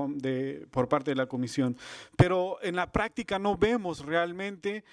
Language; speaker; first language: Spanish; native; Spanish